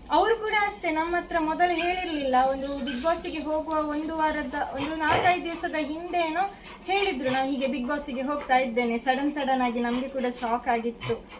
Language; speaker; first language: Kannada; non-native, local second language; Tulu